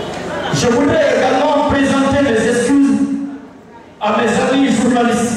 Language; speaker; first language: French; non-native, local second language; Fula